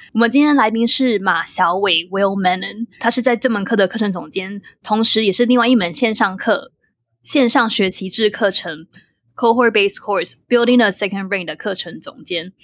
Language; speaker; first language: Chinese; native; Chinese